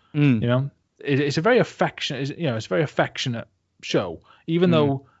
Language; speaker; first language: English; native; English